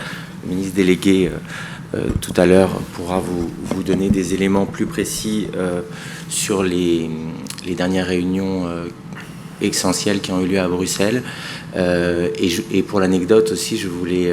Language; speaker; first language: French; native; French